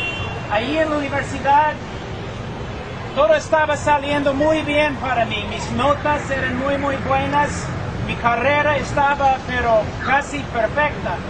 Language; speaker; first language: Spanish; non-native, fluent; English